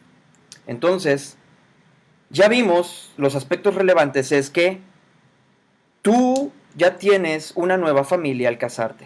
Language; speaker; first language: Spanish; native; Spanish